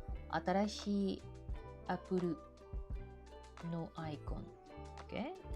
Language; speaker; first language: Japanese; non-native, learner; French